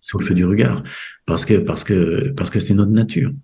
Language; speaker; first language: French; native; French